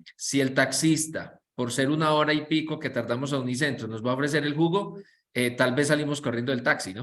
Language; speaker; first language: Spanish; native; Spanish